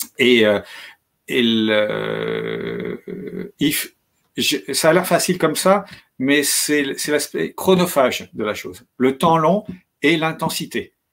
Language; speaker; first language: French; native; French